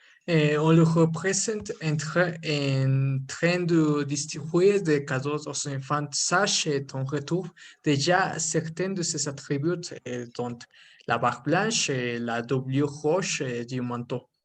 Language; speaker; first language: French; non-native, learner; Spanish